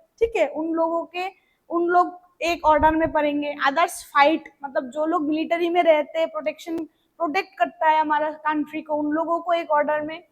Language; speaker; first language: Hindi; non-native, local second language; Bangla